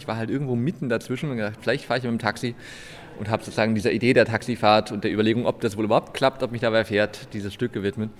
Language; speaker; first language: German; native; German